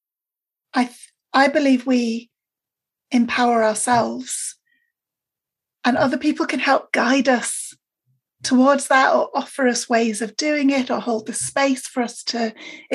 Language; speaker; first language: English; native; English